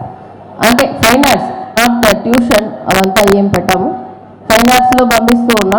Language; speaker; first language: Telugu; native; Telugu